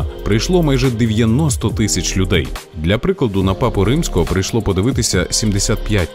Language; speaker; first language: Ukrainian; native; Ukrainian